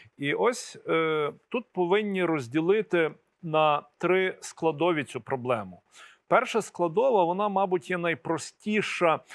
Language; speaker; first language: Ukrainian; native; Ukrainian